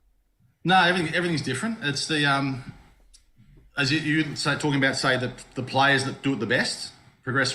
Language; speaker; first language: English; native; English